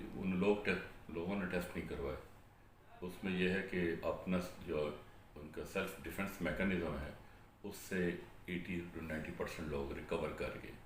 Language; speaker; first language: Urdu; non-native, local second language; Punjabi